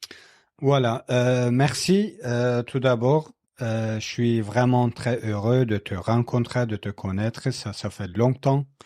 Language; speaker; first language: French; non-native, learner; Kurdish